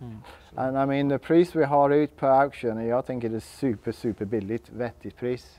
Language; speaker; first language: Swedish; non-native, learner; English